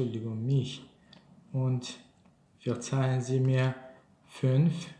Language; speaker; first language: German; non-native, learner; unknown